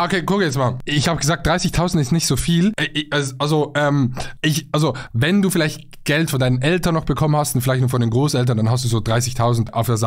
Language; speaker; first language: German; native; German